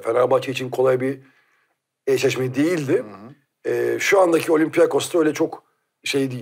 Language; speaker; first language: Turkish; native; Turkish